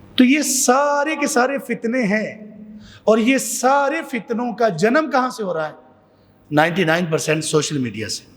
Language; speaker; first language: Urdu; non-native, local second language; Punjabi